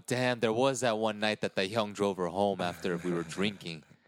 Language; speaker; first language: English; early bilingual, other home language; Korean